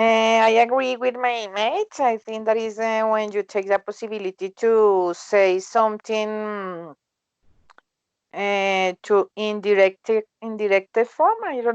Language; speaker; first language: English; non-native, learner; Spanish